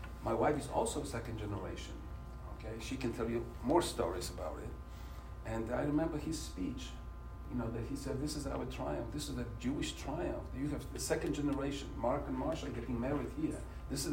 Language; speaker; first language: English; non-native, fluent; Polish